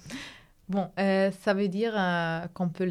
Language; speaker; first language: French; non-native, fluent; German